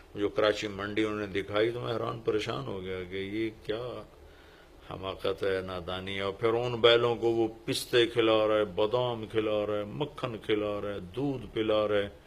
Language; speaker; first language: Urdu; non-native, local second language; Punjabi